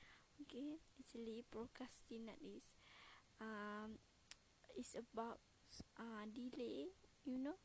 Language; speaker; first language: English; non-native, learner; Malay